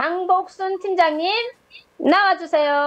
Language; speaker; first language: Korean; native; Korean